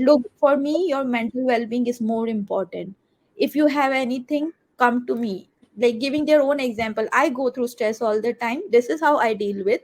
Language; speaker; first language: English; non-native, local second language; Hindi